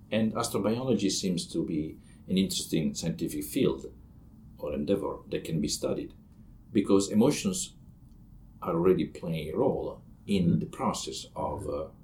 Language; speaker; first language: English; non-native, fluent; Italian